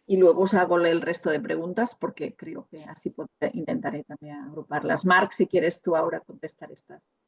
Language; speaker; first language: Spanish; non-native, local second language; Catalan